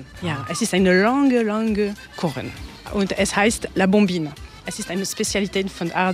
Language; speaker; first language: German; non-native, learner; French